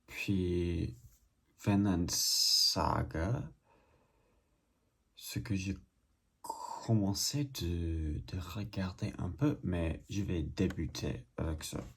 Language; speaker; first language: French; non-native, learner; English